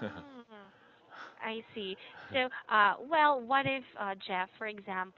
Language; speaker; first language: English; non-native, fluent; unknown